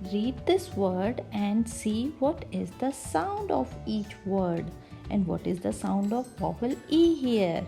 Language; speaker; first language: English; non-native, local second language; Hindi